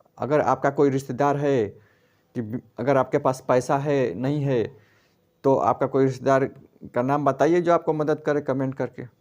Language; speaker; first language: Hindi; native; Hindi